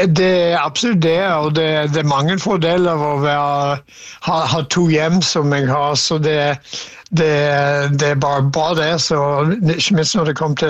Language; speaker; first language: Norwegian; non-native, fluent; English